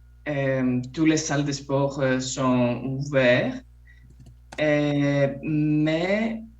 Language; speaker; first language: French; non-native, fluent; Polish